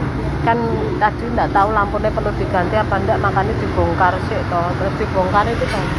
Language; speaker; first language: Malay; non-native, local second language; Javanese